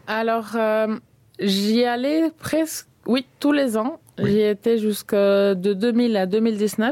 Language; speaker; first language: French; early bilingual, other home language; Spanish